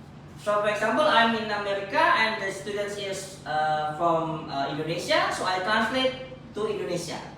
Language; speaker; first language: English; non-native, fluent; Indonesian